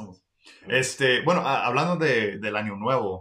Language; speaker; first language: Spanish; non-native, fluent; English